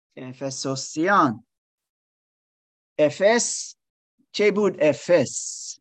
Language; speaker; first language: Persian; non-native, learner; English